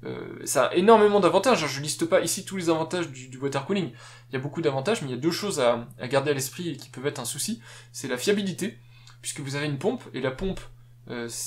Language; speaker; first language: French; native; French